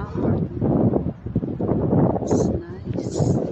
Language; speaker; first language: English; non-native, local second language; Filipino